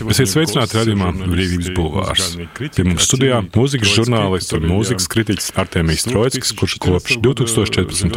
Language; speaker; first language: Latvian; native; Latvian